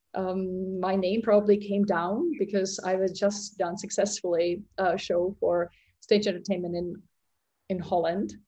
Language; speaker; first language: English; non-native, fluent; Czech